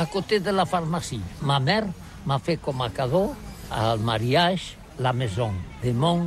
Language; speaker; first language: French; non-native, learner; Catalan